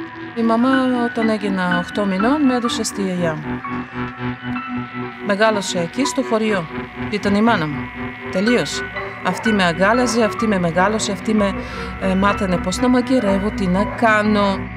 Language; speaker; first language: Greek; non-native, fluent; Bulgarian